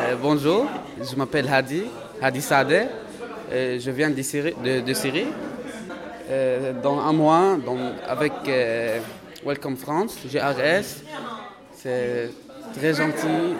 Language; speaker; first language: French; non-native, learner; Arabic